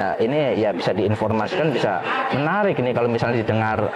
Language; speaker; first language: Indonesian; native; Indonesian